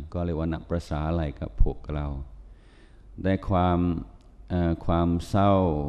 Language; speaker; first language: Thai; non-native, fluent; English